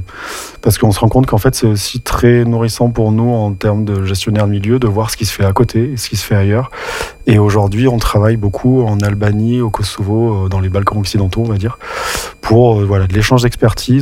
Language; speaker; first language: French; native; French